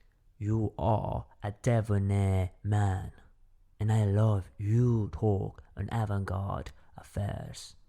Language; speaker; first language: English; non-native, fluent; Spanish